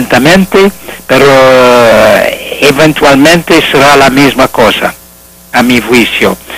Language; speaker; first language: Spanish; non-native, fluent; French